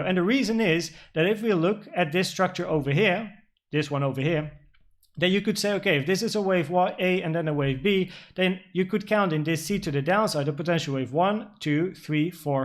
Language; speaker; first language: English; non-native, fluent; Dutch